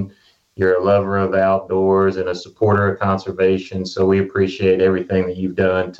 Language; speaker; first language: English; native; English